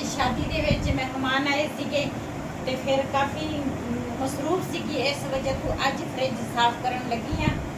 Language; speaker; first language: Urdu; non-native, local second language; Punjabi